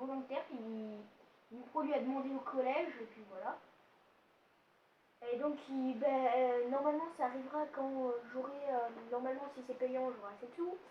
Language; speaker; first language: French; native; French